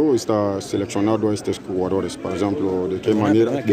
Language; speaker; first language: Spanish; non-native, learner; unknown